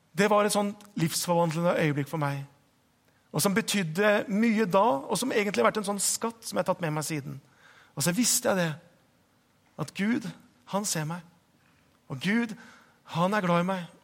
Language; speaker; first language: Norwegian; native; Norwegian